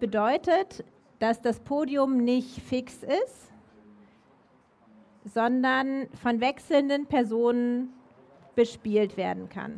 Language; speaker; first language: German; native; German